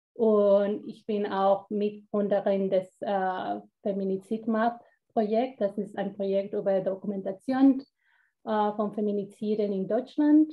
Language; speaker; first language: German; non-native, fluent; Spanish